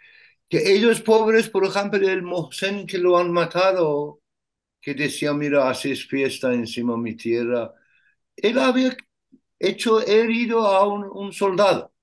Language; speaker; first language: Spanish; non-native, learner; Persian